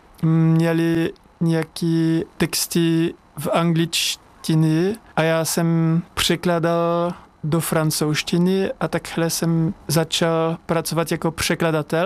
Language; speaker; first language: Czech; non-native, fluent; French